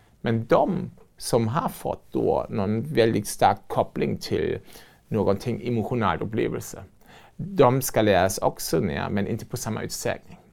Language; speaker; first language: Swedish; non-native, fluent; German